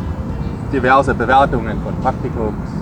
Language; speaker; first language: German; native; German